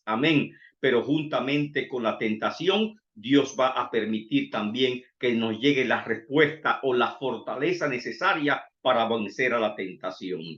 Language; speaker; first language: Spanish; native; Spanish